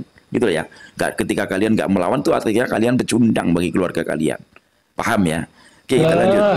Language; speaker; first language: Indonesian; non-native, local second language; Javanese